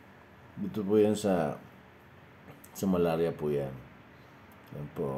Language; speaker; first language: Filipino; native; Filipino